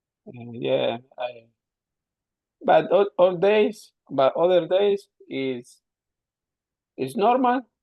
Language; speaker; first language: English; non-native, learner; Spanish